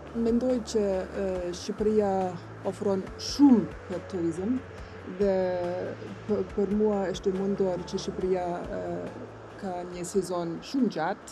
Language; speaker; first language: Albanian; non-native, learner; German